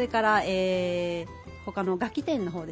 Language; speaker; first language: Japanese; native; Japanese